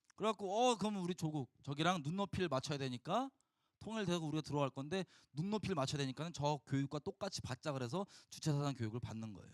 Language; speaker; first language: Korean; native; Korean